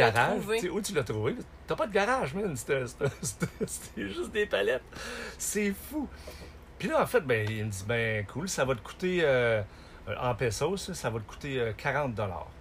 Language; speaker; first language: French; native; French